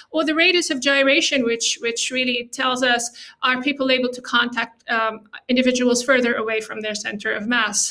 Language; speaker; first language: English; non-native, fluent; Arabic